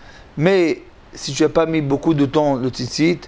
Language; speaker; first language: French; non-native, learner; Hebrew